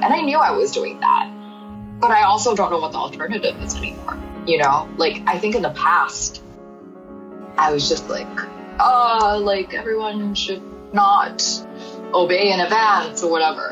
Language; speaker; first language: English; non-native, local second language; Cantonese